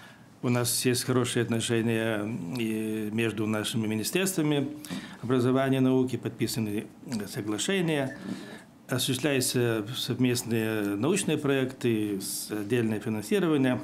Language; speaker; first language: Russian; non-native, fluent; Lithuanian